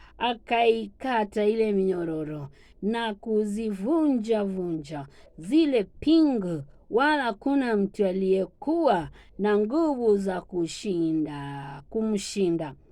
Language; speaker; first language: Swahili; non-native, local second language; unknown